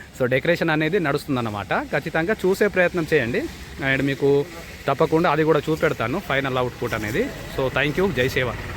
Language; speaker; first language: Telugu; non-native, local second language; Gondi